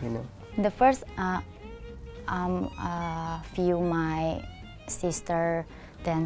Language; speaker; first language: English; non-native, learner; Indonesian